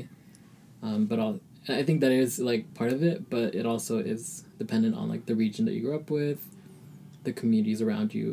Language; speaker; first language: English; early bilingual, other home language; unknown